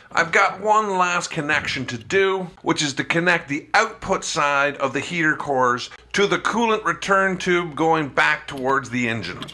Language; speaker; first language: English; native; English